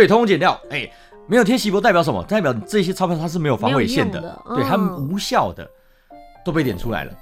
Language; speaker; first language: Chinese; native; Chinese